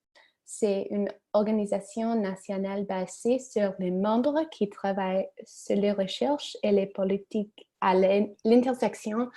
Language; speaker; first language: French; non-native, learner; English